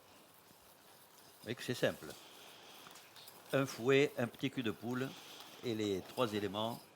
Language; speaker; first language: French; native; French